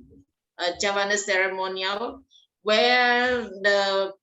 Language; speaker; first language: English; non-native, fluent; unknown